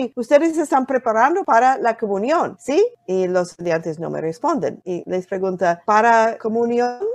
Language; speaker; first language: Spanish; non-native, fluent; English